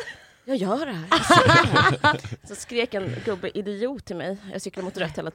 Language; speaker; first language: Swedish; native; Swedish